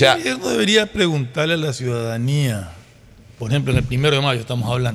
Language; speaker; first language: Spanish; native; Spanish